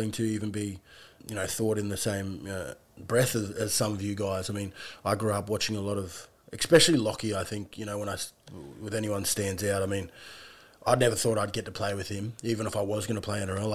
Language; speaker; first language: English; native; English